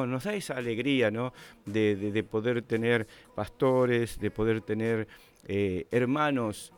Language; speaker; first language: Spanish; native; Spanish